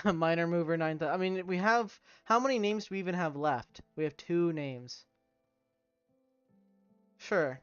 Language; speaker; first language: English; native; English